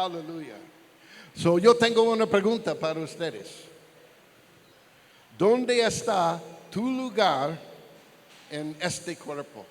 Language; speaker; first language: Spanish; non-native, learner; English